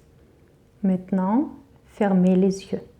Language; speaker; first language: French; native; French